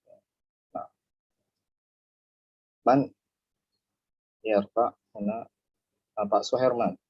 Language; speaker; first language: Indonesian; native; Indonesian